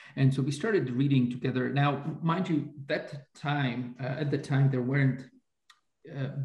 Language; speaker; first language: English; non-native, fluent; Slovak